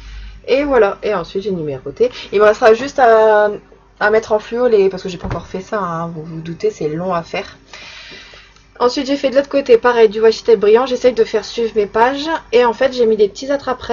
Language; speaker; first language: French; native; French